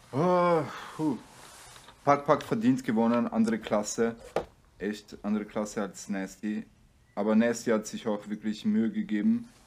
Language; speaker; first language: German; native; German